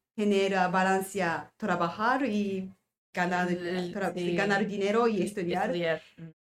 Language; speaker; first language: Spanish; non-native, learner; Japanese